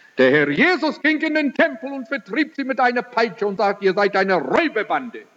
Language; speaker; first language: German; early bilingual, heritage; German